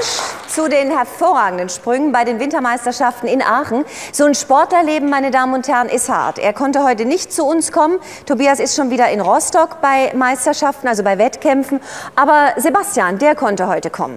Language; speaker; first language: German; native; German